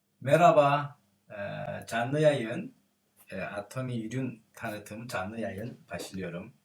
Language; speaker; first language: Turkish; non-native, learner; Korean